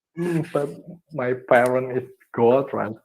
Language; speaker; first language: English; non-native, learner; Indonesian